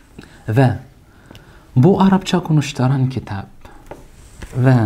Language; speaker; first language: Turkish; non-native, fluent; Arabic